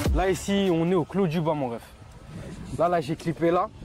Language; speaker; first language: French; native; French